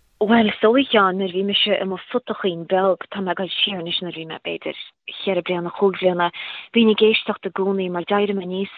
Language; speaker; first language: Irish; native; Irish